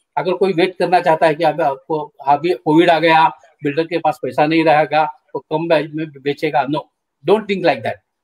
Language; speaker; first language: Hindi; non-native, local second language; Marathi